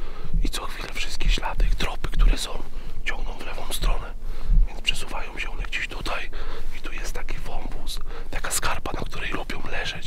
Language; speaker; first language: Polish; native; Polish